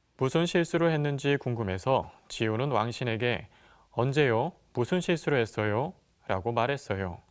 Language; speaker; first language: Korean; native; Korean